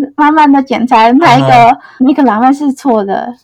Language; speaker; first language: Chinese; non-native, fluent; Indonesian